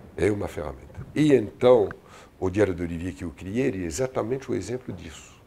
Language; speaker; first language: Portuguese; non-native, fluent; French